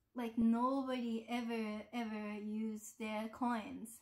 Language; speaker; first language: English; non-native, fluent; Japanese